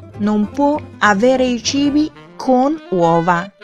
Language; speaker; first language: Italian; non-native, fluent; Chinese